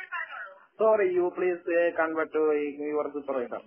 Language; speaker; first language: English; non-native, learner; Malayalam